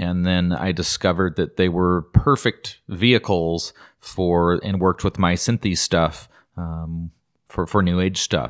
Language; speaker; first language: English; native; English